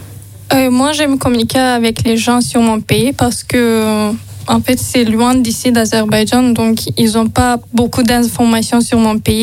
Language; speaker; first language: French; non-native, learner; Azerbaijani